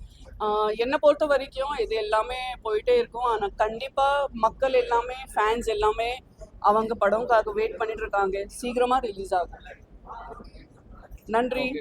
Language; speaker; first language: Tamil; non-native, fluent; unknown